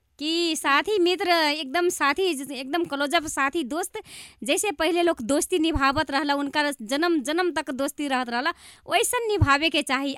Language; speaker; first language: Bhojpuri; non-native, local second language; Maithili